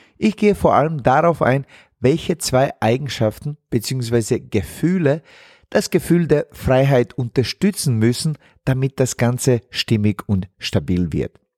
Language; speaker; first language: German; non-native, fluent; Bosnian